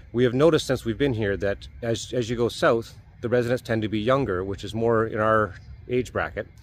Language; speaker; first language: English; native; English